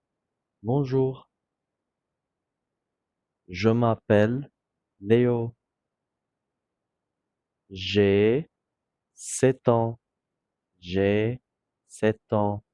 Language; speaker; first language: French; non-native, fluent; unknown